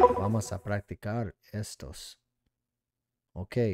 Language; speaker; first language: Spanish; non-native, learner; English